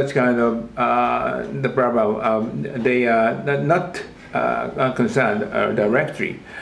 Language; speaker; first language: English; non-native, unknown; Japanese